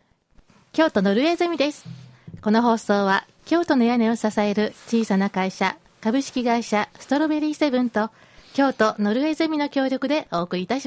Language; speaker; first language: Japanese; native; Japanese